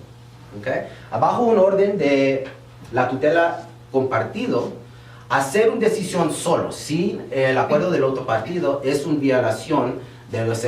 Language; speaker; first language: Spanish; early bilingual, heritage; Spanish